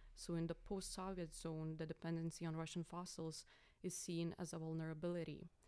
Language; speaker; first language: English; non-native, fluent; Lithuanian